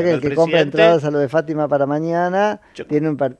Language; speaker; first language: Spanish; native; Spanish